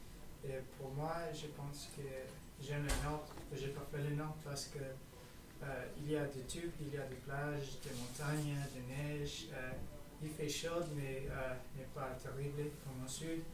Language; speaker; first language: French; non-native, learner; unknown